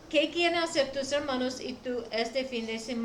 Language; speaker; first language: Spanish; non-native, fluent; English